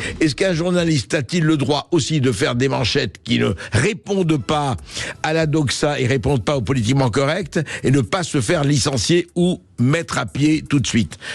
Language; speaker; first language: French; native; French